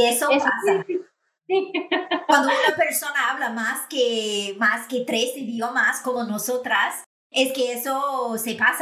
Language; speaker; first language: Spanish; non-native, fluent; English